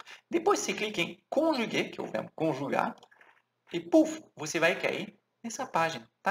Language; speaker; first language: Portuguese; non-native, fluent; French